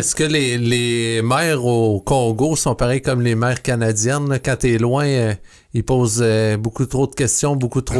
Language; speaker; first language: French; native; French